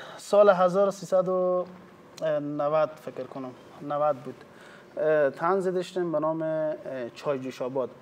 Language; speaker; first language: Persian; native; Persian